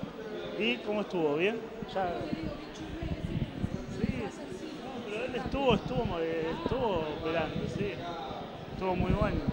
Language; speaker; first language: Spanish; native; Spanish